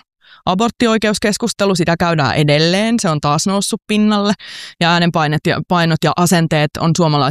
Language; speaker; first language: Finnish; native; Finnish